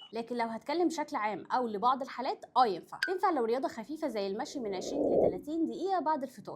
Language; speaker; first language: Arabic; native; Arabic